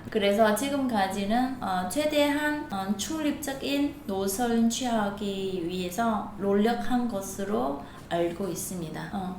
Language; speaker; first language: Korean; non-native, fluent; Vietnamese